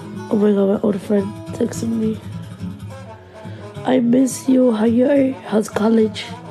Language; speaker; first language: English; early bilingual, other home language; Spanish